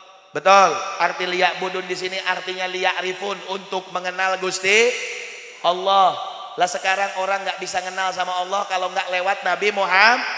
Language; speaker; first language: Malay; non-native, local second language; Sundanese